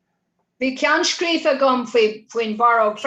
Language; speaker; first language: Irish; non-native, learner; English